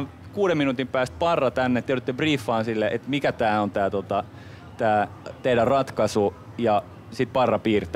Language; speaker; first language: Finnish; native; Finnish